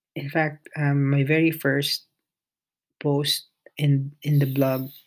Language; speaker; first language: English; non-native, local second language; Filipino